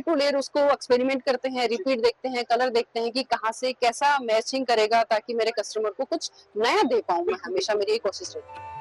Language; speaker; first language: Hindi; native; Hindi